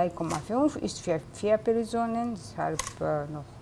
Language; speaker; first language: German; non-native, learner; Japanese